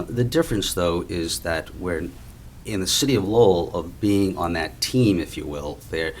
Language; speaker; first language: English; native; English